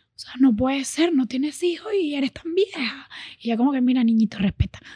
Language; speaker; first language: Spanish; native; Spanish